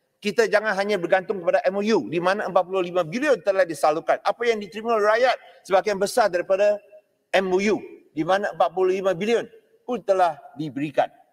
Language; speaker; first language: Malay; non-native, local second language; Chinese